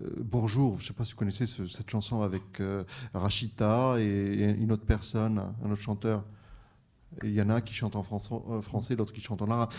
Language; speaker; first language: French; native; French